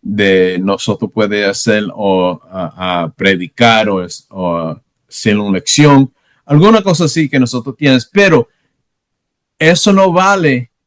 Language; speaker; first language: Spanish; non-native, learner; English